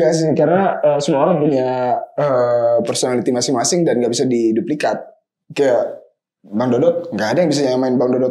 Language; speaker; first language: Indonesian; native; Indonesian